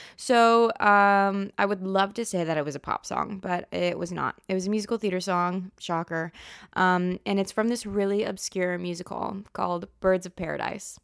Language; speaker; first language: English; native; English